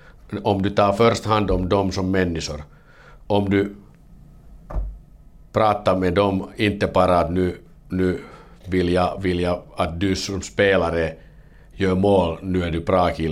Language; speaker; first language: Swedish; non-native, learner; Finnish